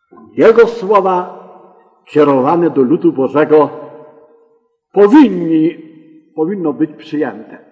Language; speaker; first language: Polish; native; Polish